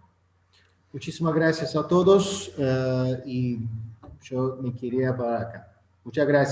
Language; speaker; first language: Spanish; non-native, learner; Azerbaijani